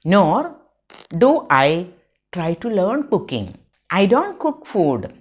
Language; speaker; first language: English; non-native, local second language; Malayalam